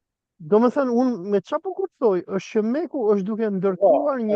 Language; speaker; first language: Albanian; native; Albanian